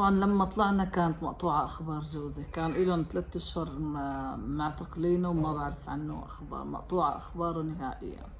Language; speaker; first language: Arabic; native; Arabic